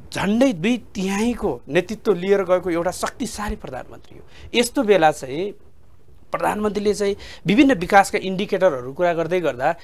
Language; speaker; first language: Nepali; native; Nepali